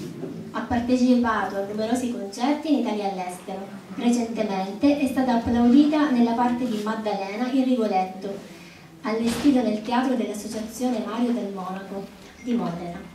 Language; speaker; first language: Italian; native; Italian